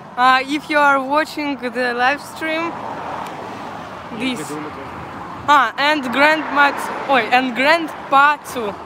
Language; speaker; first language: English; non-native, learner; Russian